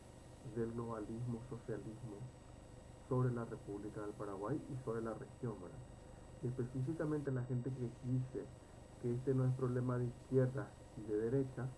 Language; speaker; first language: Spanish; native; Spanish